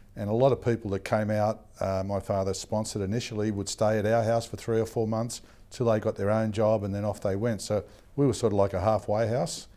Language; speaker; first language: English; native; English